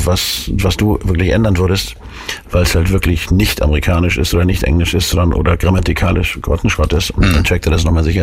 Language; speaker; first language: German; native; German